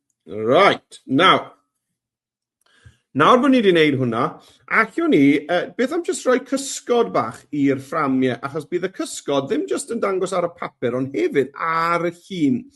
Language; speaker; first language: Welsh; native; Welsh